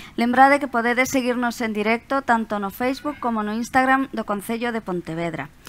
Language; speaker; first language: Galician; native; Galician